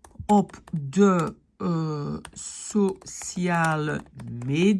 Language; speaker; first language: Dutch; non-native, fluent; French